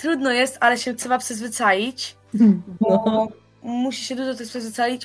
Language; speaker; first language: Polish; early bilingual, heritage; Polish